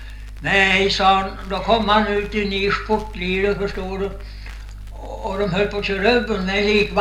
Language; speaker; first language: Swedish; native; Swedish